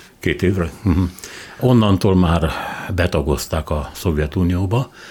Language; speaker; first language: Hungarian; native; Hungarian